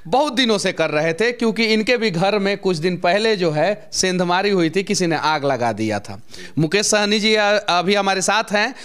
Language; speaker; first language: Hindi; native; Hindi